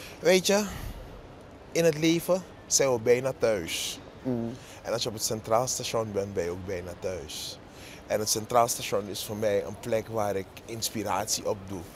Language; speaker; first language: Dutch; native; Dutch